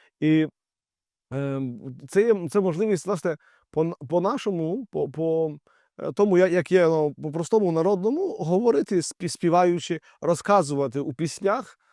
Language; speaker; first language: Ukrainian; native; Ukrainian